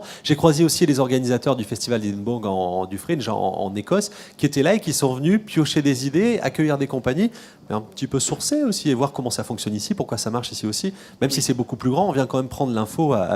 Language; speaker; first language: French; native; French